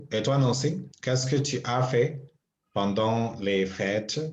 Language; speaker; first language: French; non-native, fluent; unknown